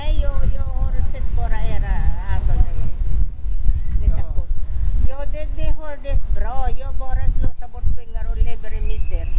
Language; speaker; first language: Swedish; non-native, learner; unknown